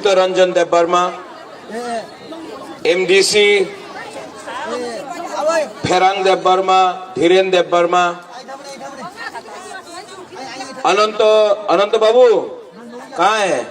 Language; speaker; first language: Hindi; non-native, local second language; Kok Borok